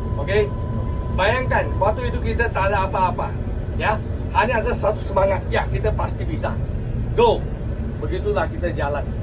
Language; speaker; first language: Malay; non-native, local second language; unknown